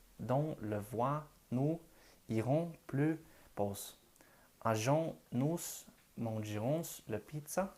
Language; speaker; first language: French; non-native, learner; Norwegian